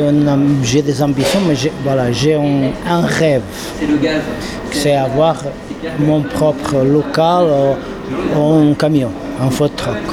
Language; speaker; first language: French; non-native, fluent; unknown